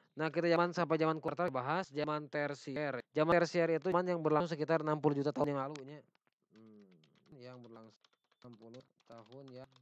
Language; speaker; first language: Indonesian; non-native, local second language; Sundanese